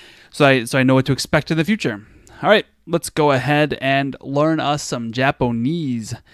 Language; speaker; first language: English; native; English